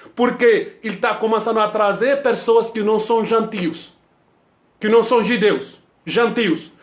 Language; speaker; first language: Portuguese; non-native, fluent; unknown